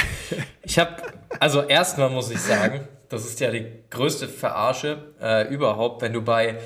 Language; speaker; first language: German; native; German